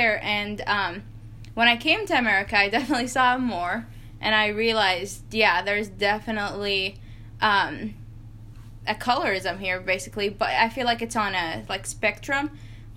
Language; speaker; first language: English; non-native, fluent; Arabic